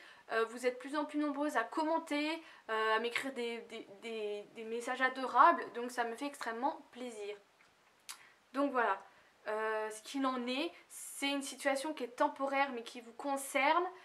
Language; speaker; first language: French; native; French